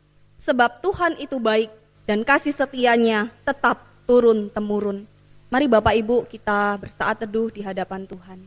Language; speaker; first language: Indonesian; native; Indonesian